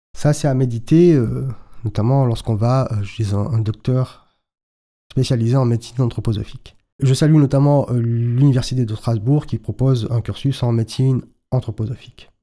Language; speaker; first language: French; native; French